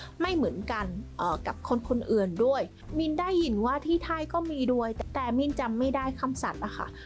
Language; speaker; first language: Thai; non-native, fluent; Vietnamese